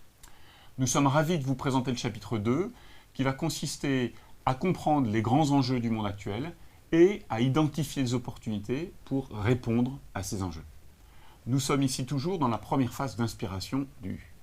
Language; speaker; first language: French; native; French